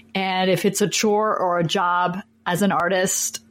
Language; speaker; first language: English; non-native, fluent; French